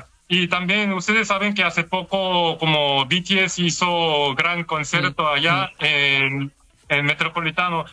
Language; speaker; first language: Spanish; non-native, fluent; Korean